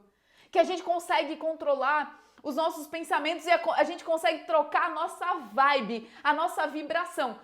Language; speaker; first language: Portuguese; native; Portuguese